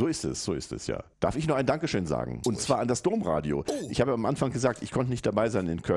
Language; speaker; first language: German; native; German